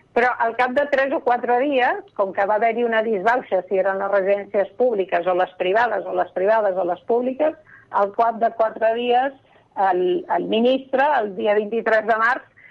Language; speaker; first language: Catalan; non-native, local second language; Spanish